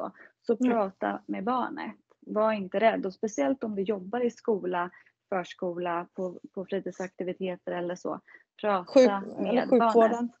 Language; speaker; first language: Swedish; native; Swedish